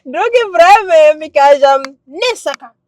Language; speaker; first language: Macedonian; non-native, learner; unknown